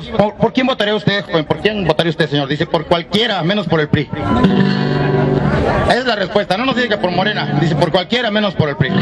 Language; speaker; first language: Spanish; native; Spanish